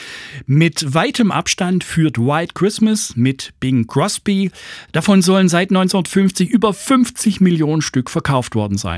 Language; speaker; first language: German; native; German